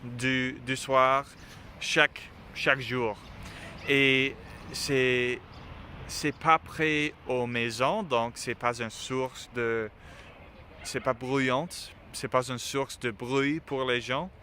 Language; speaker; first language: French; non-native, learner; English